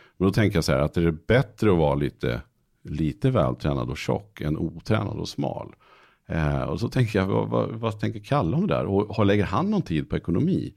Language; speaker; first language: Swedish; native; Swedish